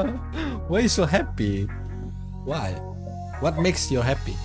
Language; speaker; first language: English; non-native, learner; Indonesian